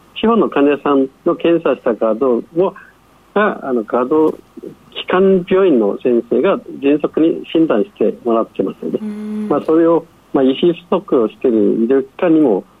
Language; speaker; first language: Japanese; non-native, fluent; Chinese